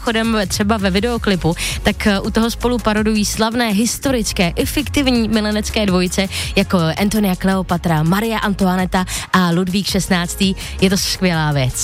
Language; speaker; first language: Czech; native; Czech